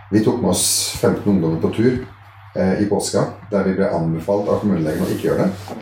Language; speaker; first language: Norwegian; early bilingual, other home language; Arabic